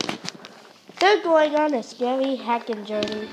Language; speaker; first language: English; native; English